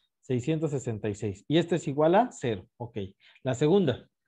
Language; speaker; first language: Spanish; native; Spanish